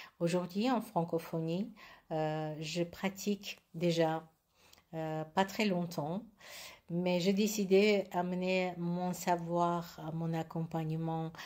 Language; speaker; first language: French; non-native, learner; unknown